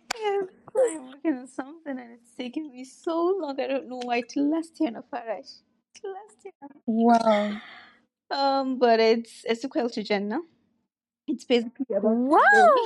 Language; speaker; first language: English; non-native, local second language; Hausa